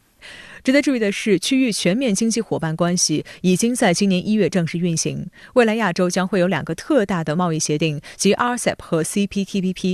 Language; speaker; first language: Chinese; native; Chinese